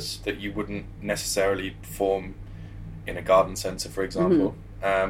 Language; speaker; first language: English; native; English